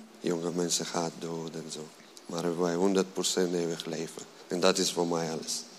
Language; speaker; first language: Dutch; non-native, learner; Persian